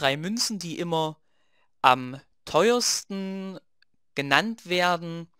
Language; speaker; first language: German; native; German